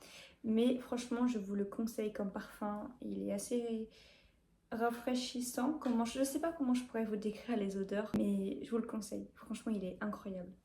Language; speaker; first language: French; native; French